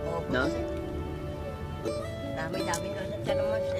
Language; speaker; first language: Filipino; non-native, learner; Vietnamese